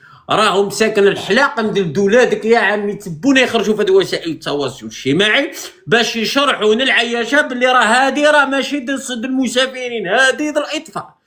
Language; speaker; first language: Arabic; native; Arabic